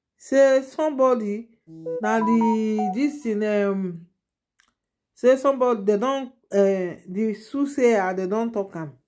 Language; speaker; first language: Nigerian Pidgin; non-native, local second language; Yoruba